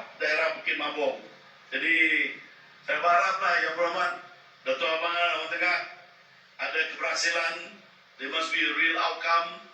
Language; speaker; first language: Malay; non-native, local second language; Iban